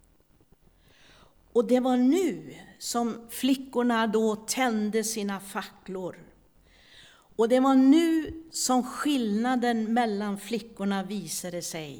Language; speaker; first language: Swedish; native; Swedish